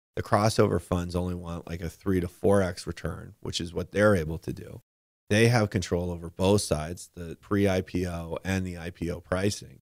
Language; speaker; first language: English; native; English